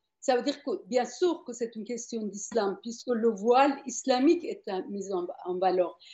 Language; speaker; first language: French; non-native, fluent; Persian